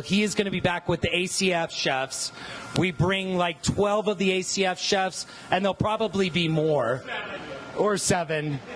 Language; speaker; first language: English; native; English